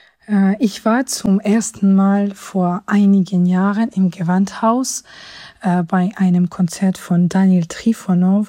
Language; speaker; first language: German; non-native, fluent; Georgian